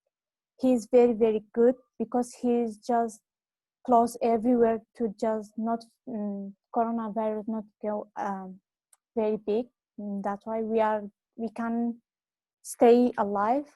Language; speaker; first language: English; non-native, learner; Kurdish